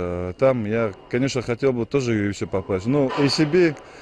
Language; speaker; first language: Russian; non-native, local second language; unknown